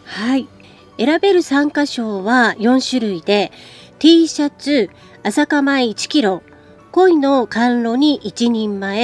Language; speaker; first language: Japanese; native; Japanese